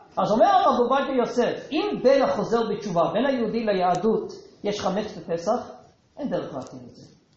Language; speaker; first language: Hebrew; non-native, fluent; English